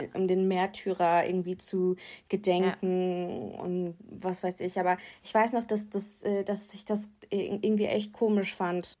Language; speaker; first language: German; native; German